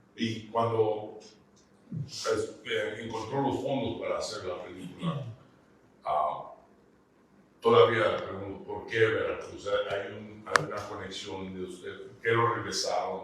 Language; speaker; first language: Spanish; early bilingual, heritage; Spanish